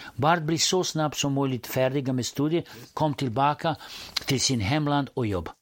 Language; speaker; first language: Swedish; non-native, fluent; Serbian